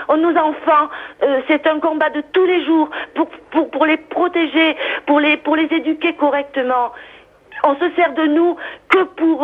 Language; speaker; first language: French; native; French